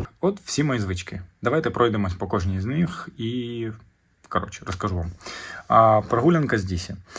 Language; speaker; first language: Ukrainian; non-native, local second language; Russian